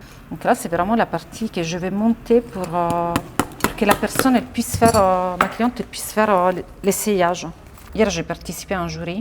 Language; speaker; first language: French; non-native, fluent; Italian